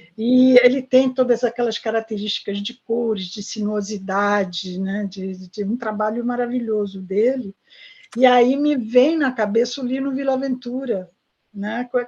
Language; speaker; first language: Portuguese; non-native, fluent; Italian